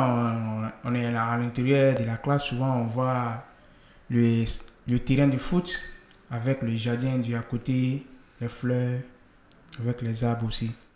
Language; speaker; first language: French; non-native, learner; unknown